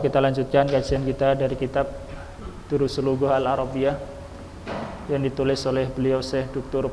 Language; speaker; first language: Indonesian; native; Indonesian